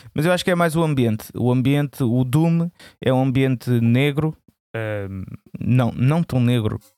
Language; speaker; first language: Portuguese; native; Portuguese